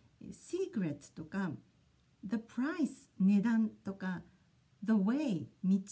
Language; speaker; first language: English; non-native, fluent; Japanese